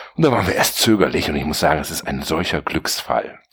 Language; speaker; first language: German; native; German